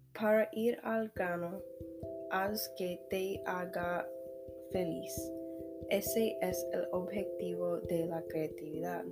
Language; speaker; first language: Spanish; non-native, learner; English